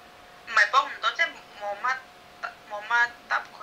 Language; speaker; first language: Cantonese; non-native, fluent; Indonesian